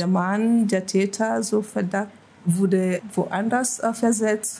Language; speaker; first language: German; non-native, fluent; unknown